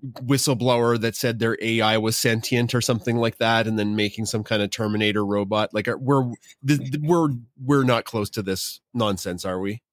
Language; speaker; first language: English; native; English